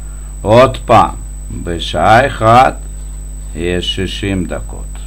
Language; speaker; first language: Hebrew; non-native, fluent; Russian